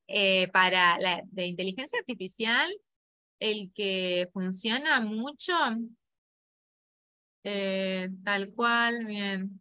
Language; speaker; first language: Spanish; native; Spanish